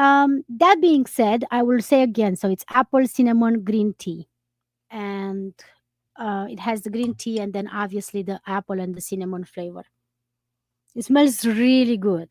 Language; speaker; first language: English; non-native, fluent; Romanian